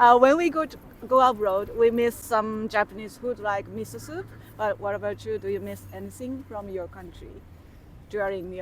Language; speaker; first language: English; non-native, local second language; Japanese